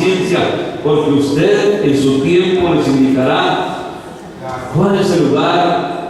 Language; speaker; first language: Spanish; native; Spanish